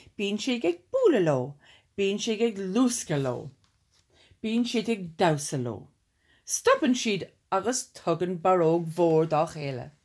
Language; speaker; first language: Irish; non-native, local second language; English